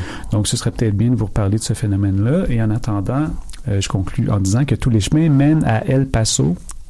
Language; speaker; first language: French; native; French